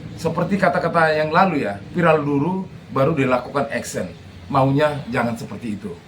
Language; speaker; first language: Indonesian; native; Indonesian